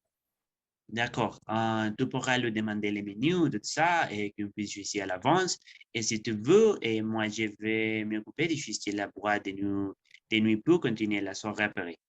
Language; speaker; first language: French; non-native, learner; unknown